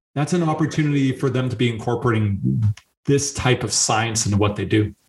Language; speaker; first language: English; native; English